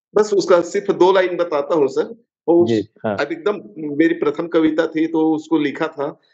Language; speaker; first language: Hindi; native; Hindi